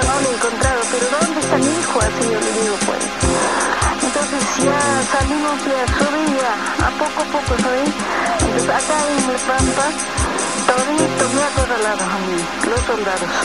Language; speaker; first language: Spanish; non-native, local second language; Quechua